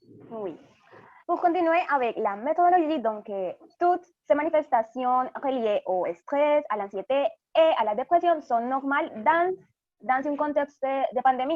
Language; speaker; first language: French; non-native, fluent; Spanish